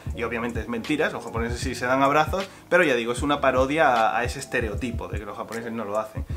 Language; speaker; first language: Spanish; native; Spanish